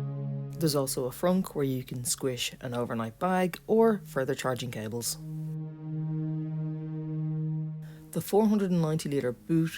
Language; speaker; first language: English; native; English